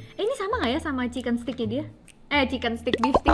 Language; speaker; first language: Indonesian; native; Indonesian